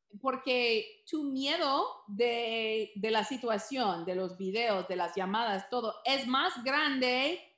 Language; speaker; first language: Spanish; early bilingual, heritage; Spanish